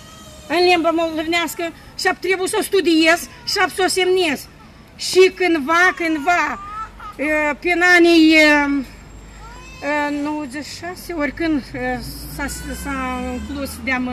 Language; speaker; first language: Romanian; non-native, local second language; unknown